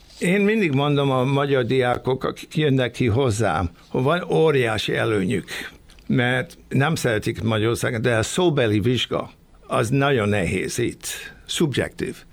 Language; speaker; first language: Hungarian; early bilingual, heritage; Hungarian